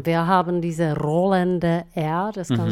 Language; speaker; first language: German; non-native, fluent; Czech